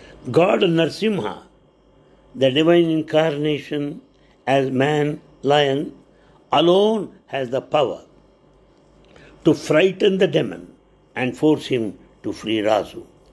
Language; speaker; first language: English; non-native, local second language; Telugu